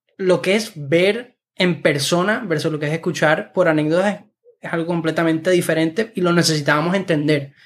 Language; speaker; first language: Spanish; native; Spanish